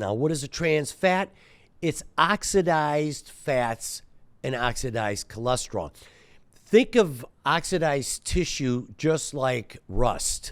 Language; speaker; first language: English; native; English